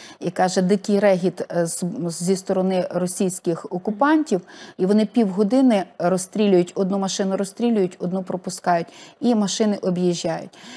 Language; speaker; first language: Ukrainian; native; Ukrainian